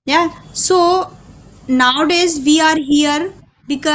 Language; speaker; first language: English; non-native, learner; Hindi